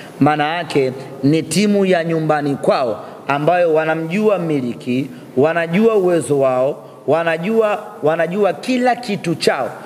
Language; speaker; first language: Swahili; native; Swahili